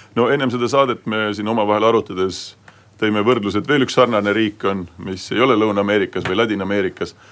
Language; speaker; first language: Estonian; native; Estonian